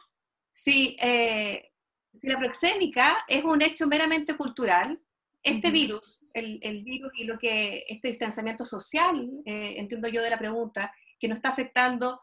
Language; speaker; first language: Spanish; native; Spanish